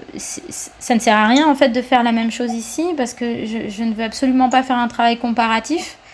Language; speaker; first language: French; early bilingual, other home language; Spanish